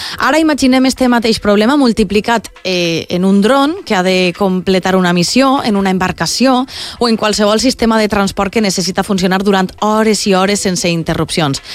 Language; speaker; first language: Catalan; native; Catalan